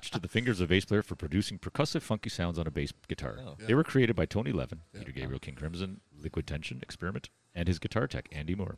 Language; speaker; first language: English; native; English